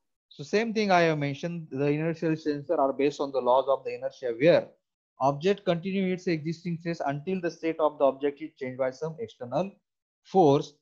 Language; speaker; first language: English; non-native, local second language; Marathi